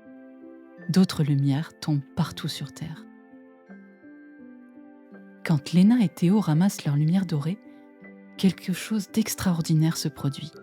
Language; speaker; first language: French; native; French